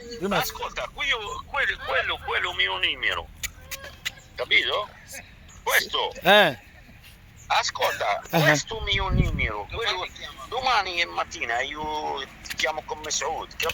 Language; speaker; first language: Italian; non-native, learner; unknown